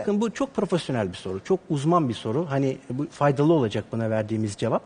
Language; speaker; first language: Turkish; native; Turkish